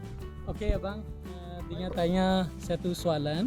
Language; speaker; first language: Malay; non-native, learner; Urdu